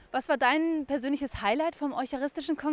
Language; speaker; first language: German; native; German